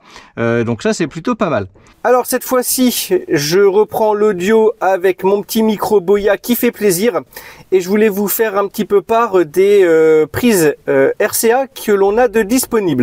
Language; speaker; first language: French; native; French